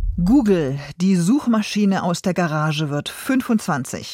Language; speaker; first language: German; native; German